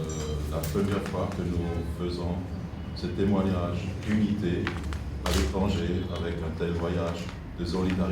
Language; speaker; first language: French; non-native, fluent; German